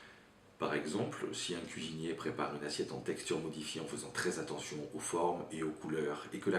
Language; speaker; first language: French; native; French